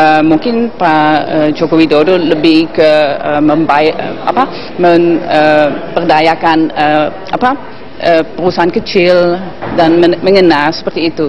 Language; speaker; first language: Indonesian; non-native, fluent; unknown